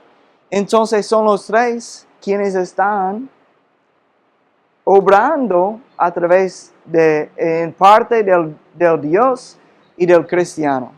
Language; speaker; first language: Spanish; non-native, fluent; English